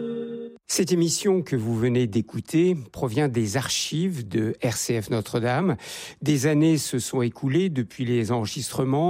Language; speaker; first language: French; native; French